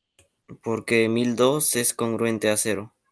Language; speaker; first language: Spanish; native; Spanish